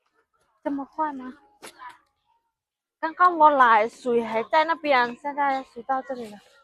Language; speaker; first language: Chinese; non-native, fluent; Lao